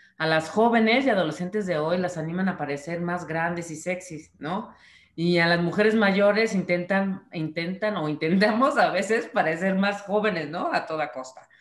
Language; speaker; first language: Spanish; native; Spanish